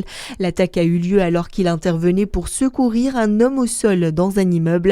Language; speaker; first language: French; native; French